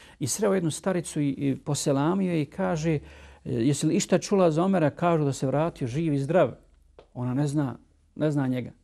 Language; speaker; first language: Bosnian; native; Bosnian